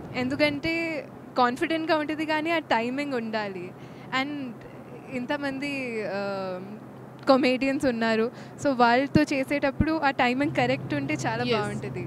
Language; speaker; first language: Telugu; non-native, fluent; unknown